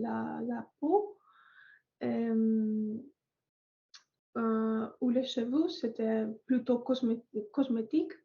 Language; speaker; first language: French; non-native, fluent; Greek